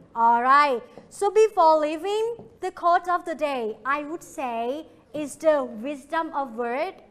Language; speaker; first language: English; non-native, fluent; Thai